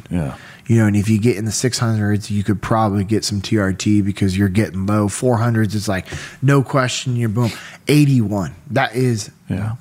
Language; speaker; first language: English; native; English